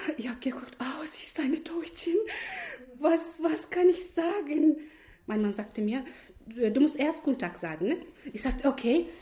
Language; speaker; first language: German; non-native, learner; Turkish